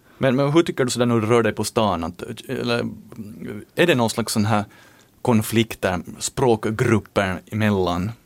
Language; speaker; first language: Swedish; native; Swedish